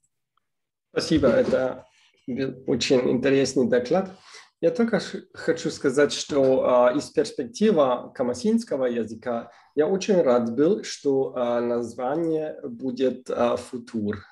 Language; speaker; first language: Russian; non-native, fluent; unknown